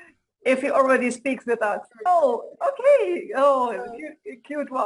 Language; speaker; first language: English; non-native, fluent; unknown